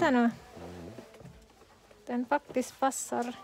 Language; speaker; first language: Swedish; non-native, learner; Cebuano